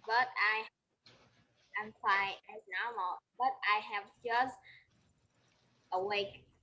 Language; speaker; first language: English; non-native, learner; Vietnamese